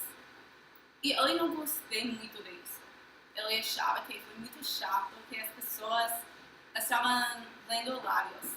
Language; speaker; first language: Portuguese; non-native, fluent; English